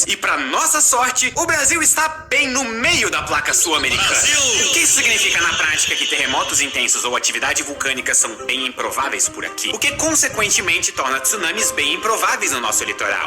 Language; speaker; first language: Portuguese; native; Portuguese